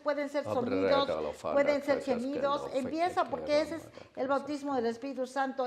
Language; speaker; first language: Spanish; native; Spanish